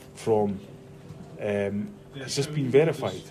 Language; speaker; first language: English; native; English